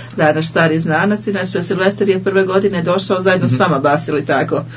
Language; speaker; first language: Serbian; native; Serbian